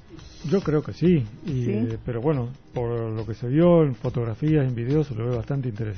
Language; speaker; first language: Spanish; native; Spanish